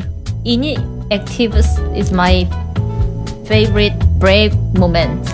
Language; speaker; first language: English; non-native, learner; Korean